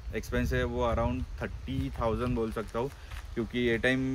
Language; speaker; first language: Hindi; non-native, local second language; Marathi